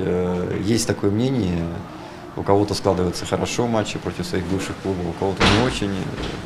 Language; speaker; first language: Russian; native; Russian